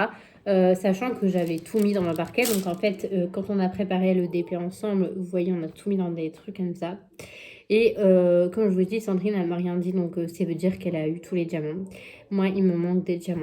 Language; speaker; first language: French; native; French